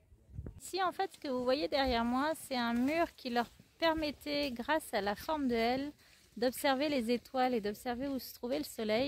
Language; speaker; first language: French; native; French